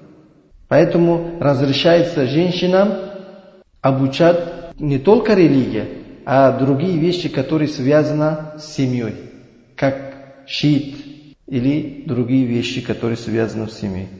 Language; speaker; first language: Russian; non-native, learner; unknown